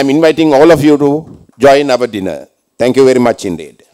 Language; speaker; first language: English; non-native, local second language; Sinhala